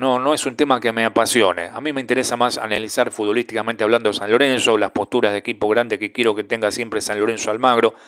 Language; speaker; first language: Spanish; native; Spanish